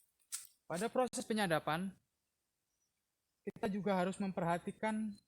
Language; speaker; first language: Indonesian; native; Indonesian